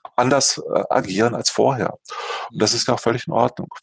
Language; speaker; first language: German; native; German